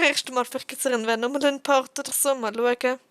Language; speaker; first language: German; native; German